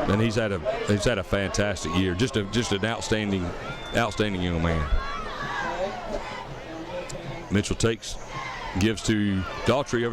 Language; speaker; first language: English; native; English